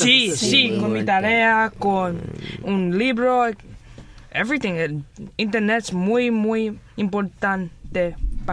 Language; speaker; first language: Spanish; early bilingual, heritage; Spanish